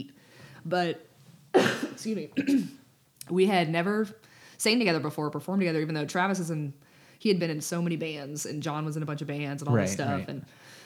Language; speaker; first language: English; native; English